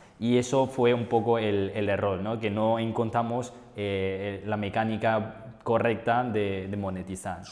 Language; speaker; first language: Spanish; non-native, fluent; Chinese